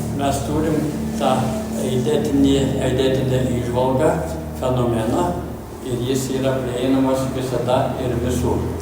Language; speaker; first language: Lithuanian; early bilingual, heritage; Lithuanian